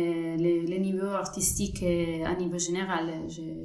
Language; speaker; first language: French; non-native, fluent; Italian